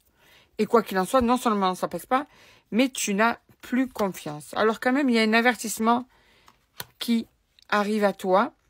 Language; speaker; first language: French; native; French